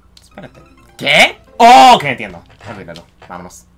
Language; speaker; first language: Spanish; early bilingual, heritage; Spanish